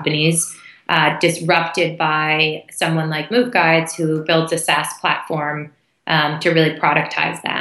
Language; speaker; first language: English; native; English